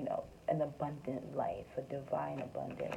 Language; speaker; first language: English; native; English